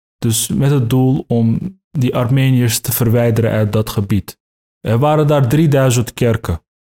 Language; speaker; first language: Dutch; early bilingual, other home language; Turkish